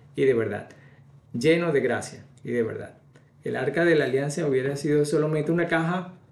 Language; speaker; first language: Spanish; native; Spanish